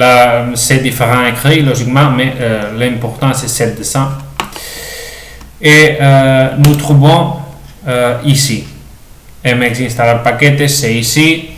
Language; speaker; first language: French; non-native, learner; Spanish